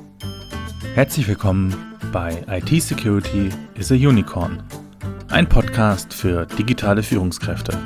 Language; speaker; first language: German; native; German